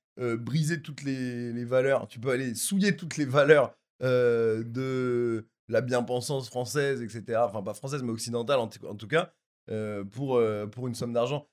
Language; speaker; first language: French; native; French